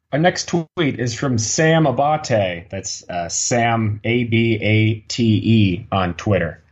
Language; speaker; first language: English; native; English